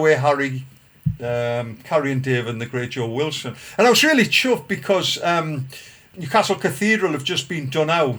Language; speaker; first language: English; native; English